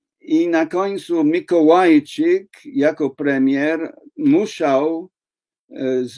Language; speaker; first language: Polish; non-native, fluent; English